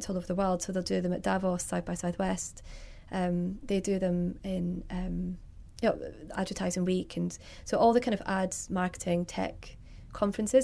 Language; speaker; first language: English; native; English